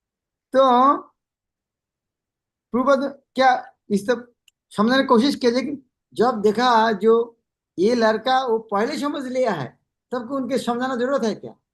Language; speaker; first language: Hindi; non-native, local second language; Bangla